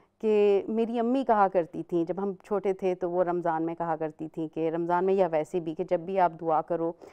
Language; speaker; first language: Urdu; native; Urdu